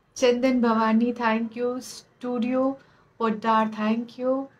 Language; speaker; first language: Hindi; native; Hindi